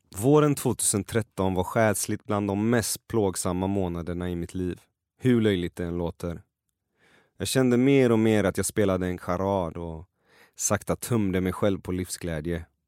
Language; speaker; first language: Swedish; early bilingual, other home language; Persian